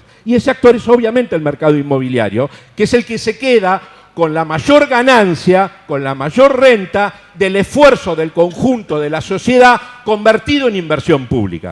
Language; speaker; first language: Spanish; native; Spanish